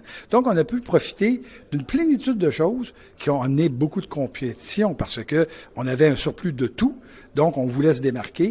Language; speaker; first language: French; native; French